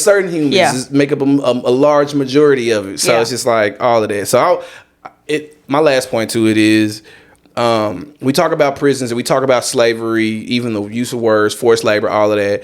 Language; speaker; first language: English; native; English